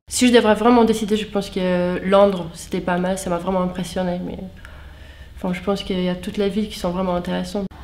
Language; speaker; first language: French; non-native, fluent; Polish